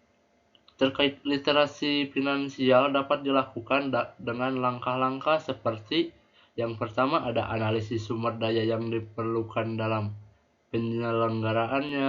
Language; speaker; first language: Indonesian; native; Indonesian